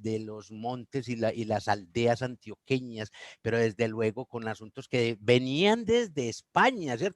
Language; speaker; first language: Spanish; native; Spanish